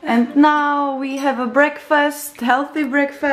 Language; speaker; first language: English; non-native, learner; Czech